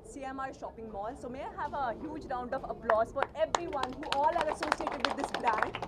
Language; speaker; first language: Telugu; non-native, learner; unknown